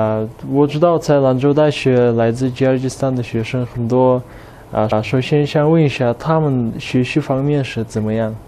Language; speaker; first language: Chinese; non-native, fluent; Kyrgyz